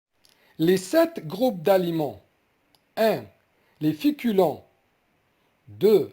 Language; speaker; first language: French; non-native, fluent; Arabic